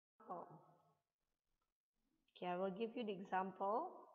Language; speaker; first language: English; non-native, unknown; Indonesian